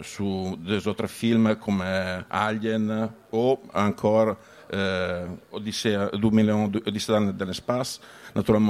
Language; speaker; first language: French; non-native, learner; Italian